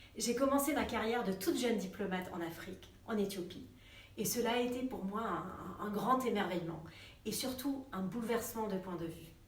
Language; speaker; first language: French; non-native, fluent; English